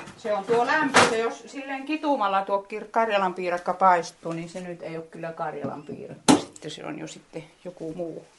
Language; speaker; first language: Finnish; native; Finnish